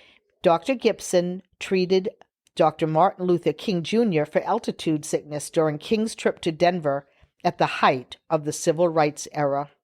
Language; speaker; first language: English; native; English